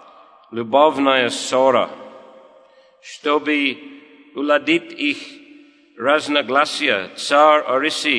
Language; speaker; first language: Russian; non-native, fluent; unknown